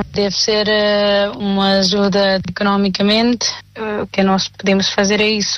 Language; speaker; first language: Portuguese; non-native, fluent; Nepali